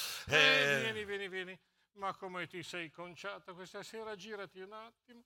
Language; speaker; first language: Italian; native; Italian